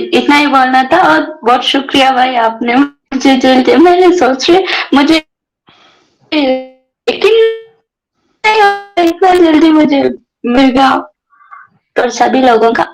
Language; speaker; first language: Hindi; non-native, local second language; Kannada